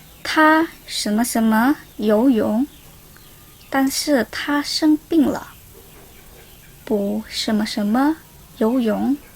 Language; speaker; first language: Chinese; non-native, learner; Indonesian